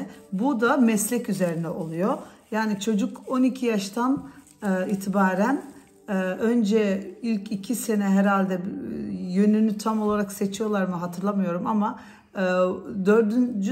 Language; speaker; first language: Turkish; early bilingual, heritage; Turkish